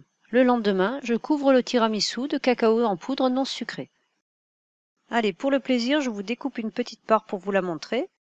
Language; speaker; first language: French; native; French